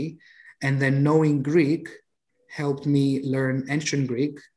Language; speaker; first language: English; non-native, fluent; Greek